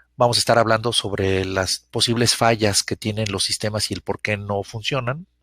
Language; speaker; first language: Spanish; native; Spanish